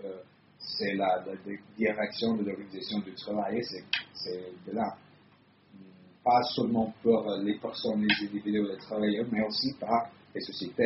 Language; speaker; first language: French; non-native, fluent; Italian